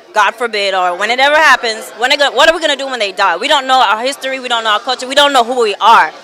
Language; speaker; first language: English; native; English